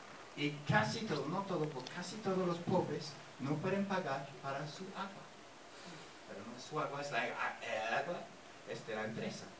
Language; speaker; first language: Spanish; non-native, fluent; English